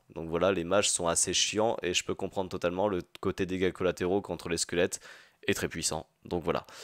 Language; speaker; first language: French; native; French